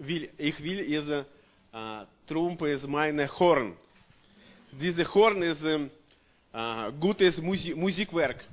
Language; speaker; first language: German; non-native, learner; Russian